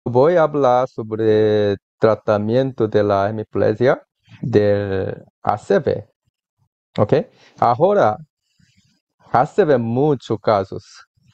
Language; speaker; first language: Spanish; non-native, learner; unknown